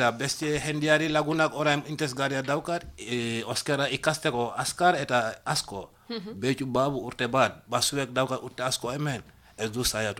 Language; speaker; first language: Basque; non-native, learner; Wolof